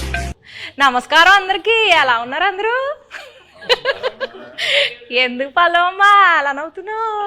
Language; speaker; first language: Telugu; native; Telugu